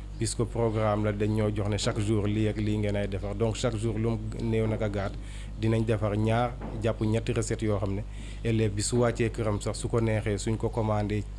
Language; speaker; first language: Wolof; native; Wolof